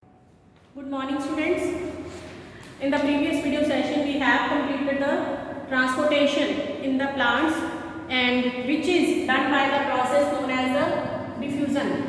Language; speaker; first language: English; non-native, local second language; Hindi